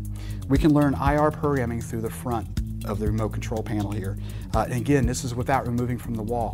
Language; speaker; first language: English; native; English